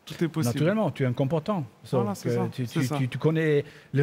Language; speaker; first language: French; non-native, learner; German